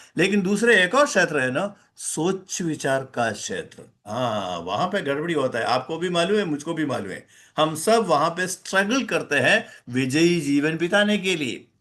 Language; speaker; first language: Hindi; non-native, local second language; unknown